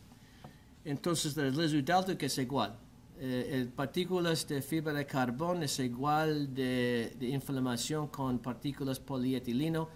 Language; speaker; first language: Spanish; non-native, learner; English